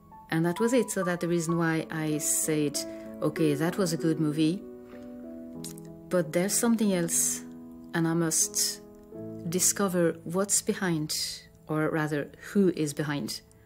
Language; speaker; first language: English; non-native, fluent; French